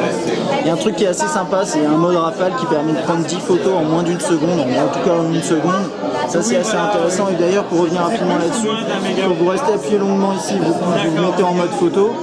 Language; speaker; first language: French; native; French